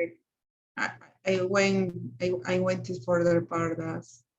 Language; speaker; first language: English; non-native, learner; Spanish